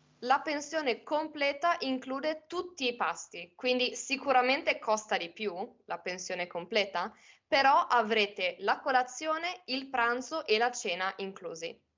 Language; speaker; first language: Italian; native; Italian